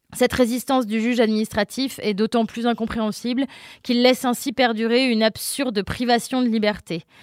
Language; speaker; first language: French; native; French